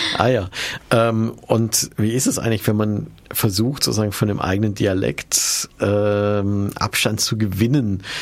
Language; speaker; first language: German; native; German